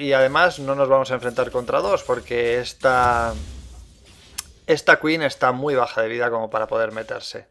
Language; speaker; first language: Spanish; native; Spanish